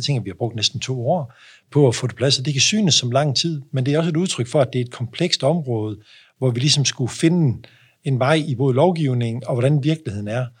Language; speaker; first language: Danish; native; Danish